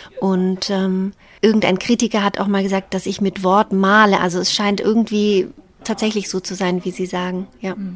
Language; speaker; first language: German; native; German